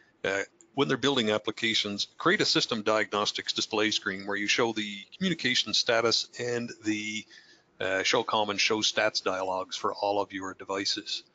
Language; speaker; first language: English; native; English